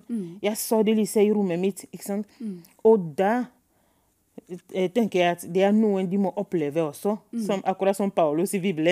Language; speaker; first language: Norwegian; non-native, fluent; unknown